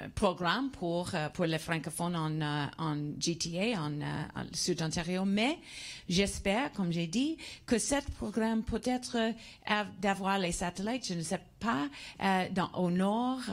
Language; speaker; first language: French; non-native, learner; English